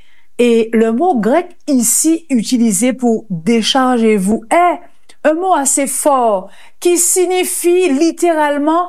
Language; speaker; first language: French; native; French